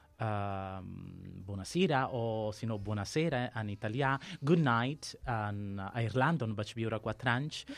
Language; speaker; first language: Catalan; non-native, fluent; Sicilian